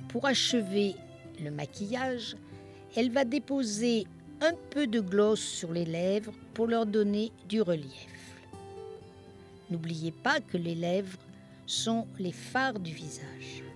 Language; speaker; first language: French; native; French